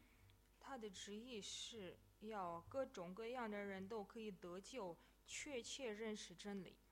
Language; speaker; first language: Chinese; non-native, fluent; Russian